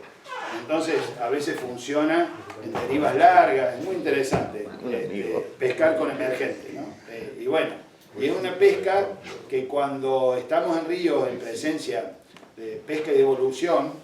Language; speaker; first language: Spanish; native; Spanish